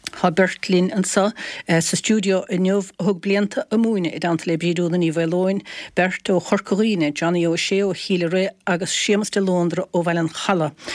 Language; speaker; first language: Irish; native; Irish